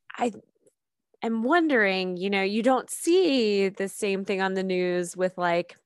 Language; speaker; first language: English; native; English